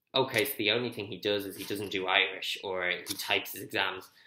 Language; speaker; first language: English; native; English